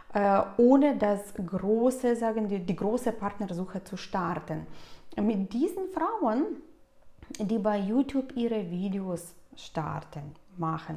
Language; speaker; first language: German; non-native, fluent; Russian